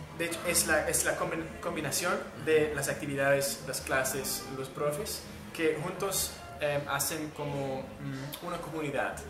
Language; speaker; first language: Spanish; non-native, fluent; English